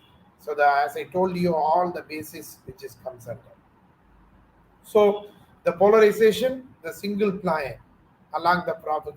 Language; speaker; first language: English; non-native, local second language; Tamil